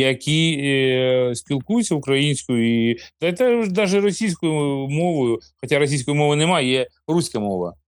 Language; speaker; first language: Ukrainian; non-native, local second language; Russian